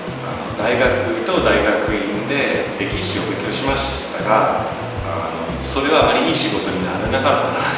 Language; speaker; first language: Japanese; non-native, fluent; English